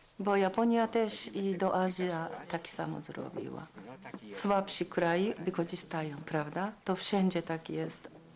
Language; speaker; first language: Polish; non-native, learner; Japanese